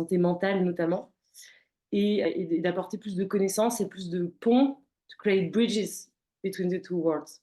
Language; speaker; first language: French; native; French